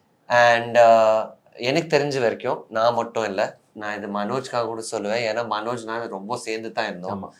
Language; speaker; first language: Tamil; non-native, fluent; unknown